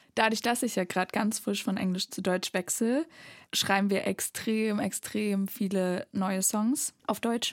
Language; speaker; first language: German; native; German